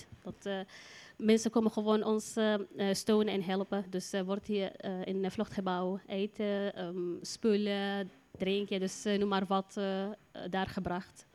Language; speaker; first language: Dutch; non-native, learner; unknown